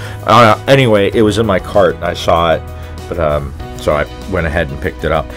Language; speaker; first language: English; native; English